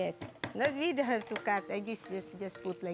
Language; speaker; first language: English; non-native, learner; Indonesian